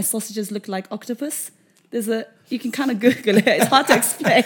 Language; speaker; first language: English; non-native, local second language; Japanese